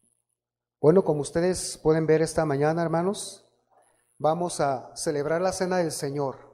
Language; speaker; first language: Spanish; native; Spanish